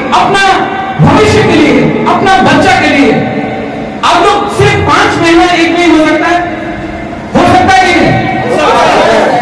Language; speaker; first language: Hindi; non-native, local second language; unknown